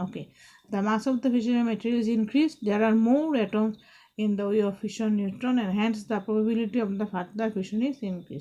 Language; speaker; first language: English; non-native, local second language; Bangla